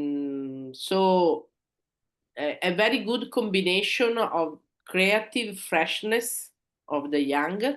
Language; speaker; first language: English; non-native, learner; Italian